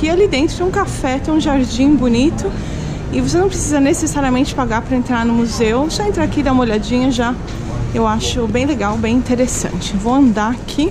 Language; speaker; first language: Portuguese; native; Portuguese